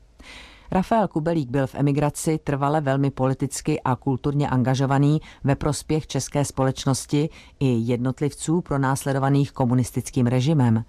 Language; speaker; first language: Czech; native; Czech